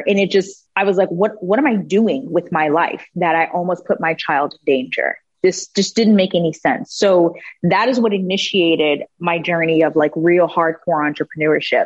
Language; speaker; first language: English; native; English